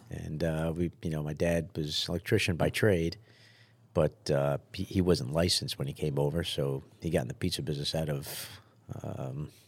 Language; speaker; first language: English; early bilingual, other home language; Italian